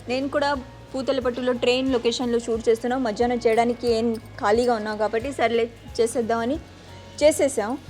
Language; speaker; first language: Telugu; non-native, fluent; Marathi